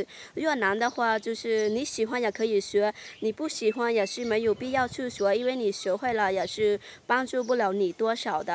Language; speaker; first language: Chinese; non-native, fluent; Lao